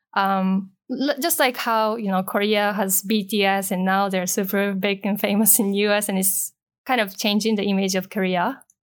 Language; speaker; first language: English; non-native, fluent; Japanese